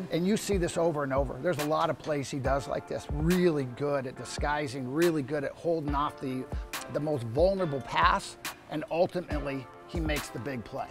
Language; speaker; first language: English; native; English